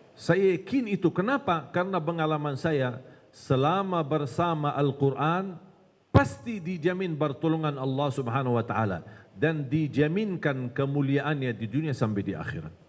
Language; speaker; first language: Malay; non-native, fluent; Arabic